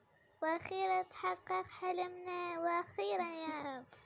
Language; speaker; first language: Arabic; native; Arabic